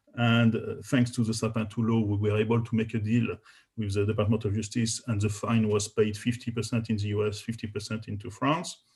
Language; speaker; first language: English; non-native, fluent; French